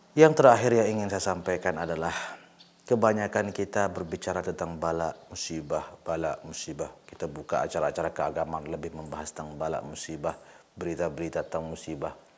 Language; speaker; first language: Malay; non-native, local second language; Sasak